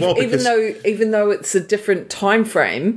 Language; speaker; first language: English; native; English